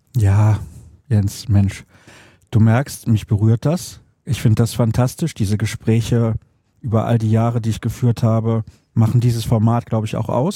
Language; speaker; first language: German; native; German